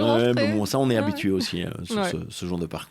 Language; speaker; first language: French; native; French